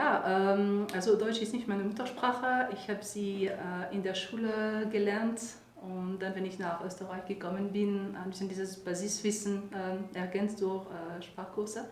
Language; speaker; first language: German; non-native, fluent; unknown